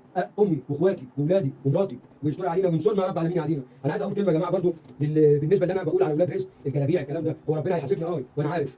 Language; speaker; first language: Arabic; native; Arabic